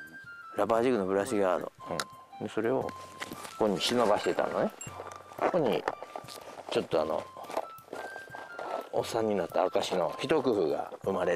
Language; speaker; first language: Japanese; native; Japanese